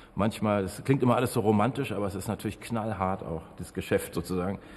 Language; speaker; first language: German; native; German